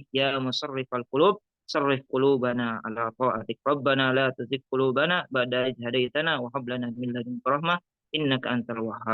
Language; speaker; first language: Arabic; non-native, fluent; Indonesian